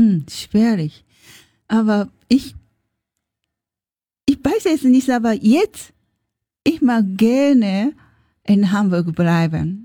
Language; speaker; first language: German; non-native, learner; Japanese